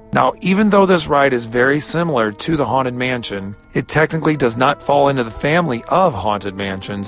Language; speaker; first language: English; native; English